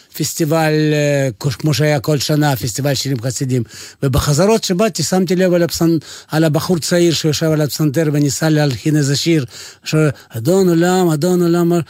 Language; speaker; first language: Hebrew; non-native, fluent; Russian